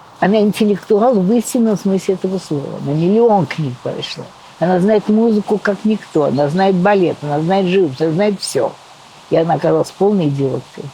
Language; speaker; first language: Russian; native; Russian